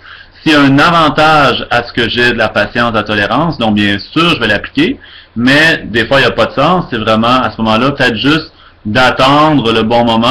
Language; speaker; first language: French; native; French